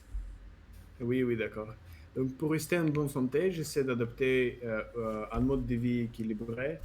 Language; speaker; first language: French; non-native, learner; Russian